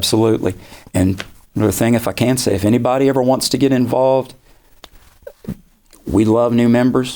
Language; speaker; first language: English; native; English